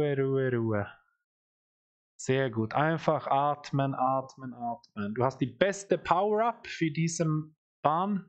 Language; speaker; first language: German; non-native, fluent; Swedish